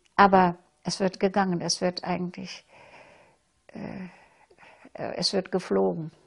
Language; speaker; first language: German; non-native, fluent; Russian